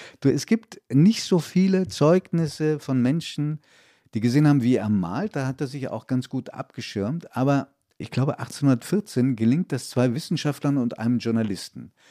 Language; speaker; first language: German; early bilingual, other home language; Italian